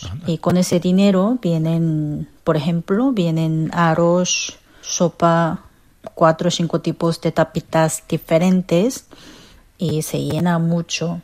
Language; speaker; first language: Spanish; non-native, fluent; Korean